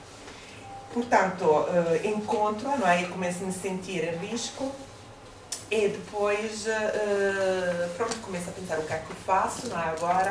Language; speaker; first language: Portuguese; non-native, fluent; Italian